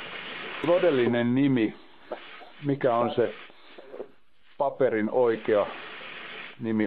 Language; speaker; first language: Finnish; non-native, learner; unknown